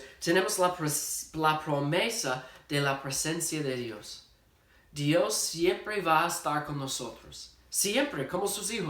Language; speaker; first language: Spanish; non-native, fluent; English